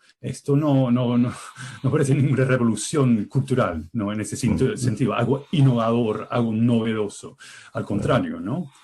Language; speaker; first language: Spanish; non-native, fluent; English